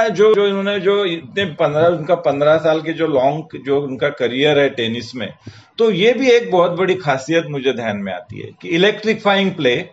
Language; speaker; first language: Hindi; non-native, local second language; Marathi